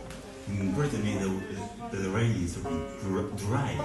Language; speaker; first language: English; non-native, learner; French